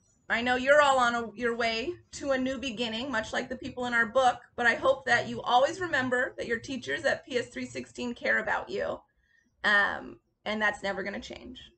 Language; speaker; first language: English; native; English